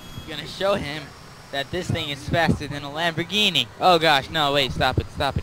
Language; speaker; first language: English; native; English